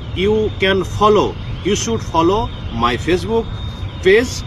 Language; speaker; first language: English; non-native, local second language; Bangla